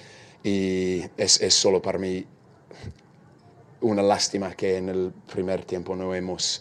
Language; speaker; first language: Spanish; non-native, fluent; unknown